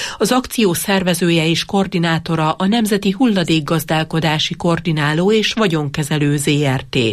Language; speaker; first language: Hungarian; native; Hungarian